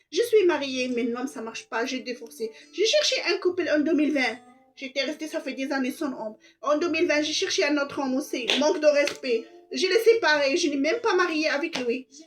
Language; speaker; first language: French; non-native, local second language; Arabic